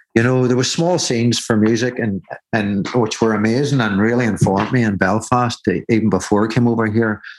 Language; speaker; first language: English; native; English